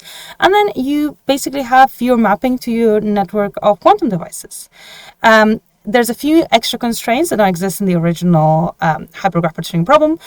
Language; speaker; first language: English; non-native, fluent; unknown